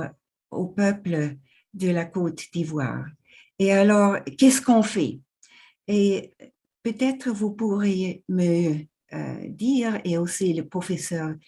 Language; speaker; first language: French; non-native, local second language; German